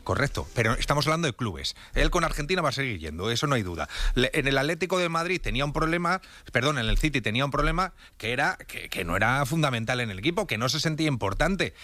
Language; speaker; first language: Spanish; native; Spanish